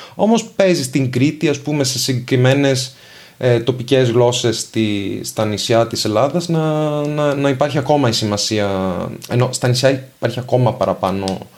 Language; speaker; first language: Greek; non-native, fluent; Venetian